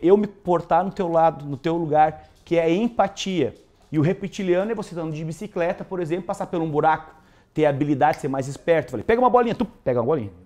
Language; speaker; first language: Portuguese; native; Portuguese